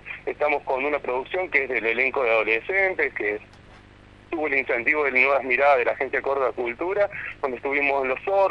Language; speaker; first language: Spanish; native; Spanish